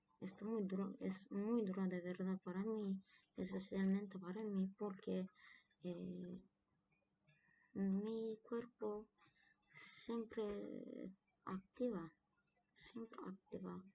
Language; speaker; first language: Spanish; non-native, learner; Turkish